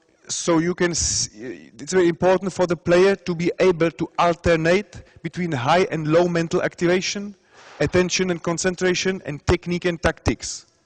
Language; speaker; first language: English; non-native, fluent; Czech